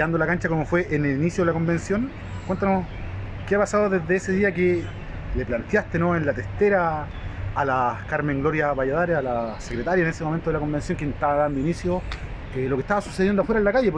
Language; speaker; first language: Spanish; native; Spanish